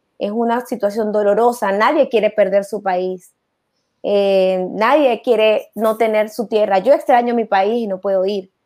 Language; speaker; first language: Spanish; native; Spanish